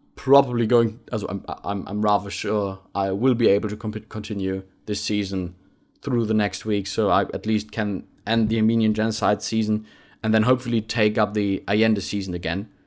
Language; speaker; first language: English; non-native, fluent; German